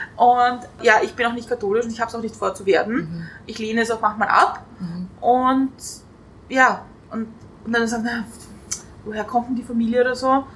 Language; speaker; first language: German; native; German